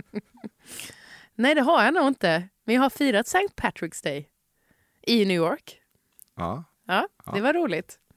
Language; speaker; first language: Swedish; native; Swedish